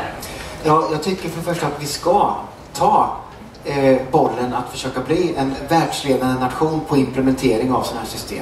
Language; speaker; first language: Swedish; native; Swedish